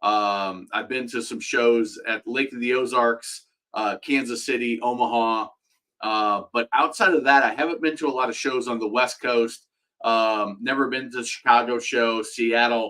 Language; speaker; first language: English; native; English